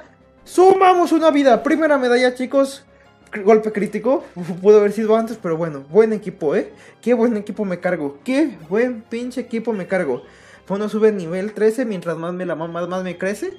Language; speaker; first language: Spanish; native; Spanish